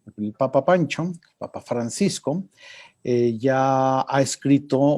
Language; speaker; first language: Spanish; native; Spanish